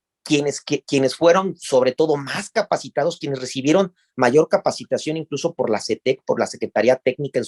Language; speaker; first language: Spanish; native; Spanish